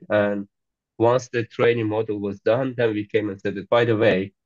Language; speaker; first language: English; non-native, fluent; Azerbaijani